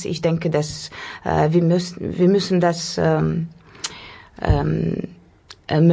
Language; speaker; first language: German; non-native, learner; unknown